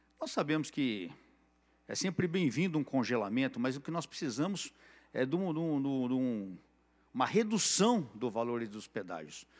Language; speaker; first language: Portuguese; native; Portuguese